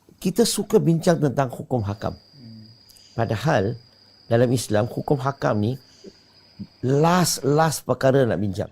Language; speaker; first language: Malay; non-native, local second language; Chinese